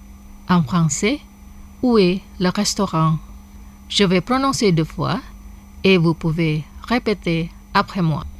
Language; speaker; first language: French; non-native, fluent; Indonesian